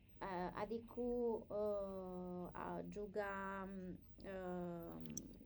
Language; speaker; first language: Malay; non-native, learner; English